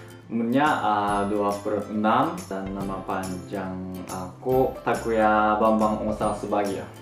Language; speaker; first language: Indonesian; non-native, fluent; Japanese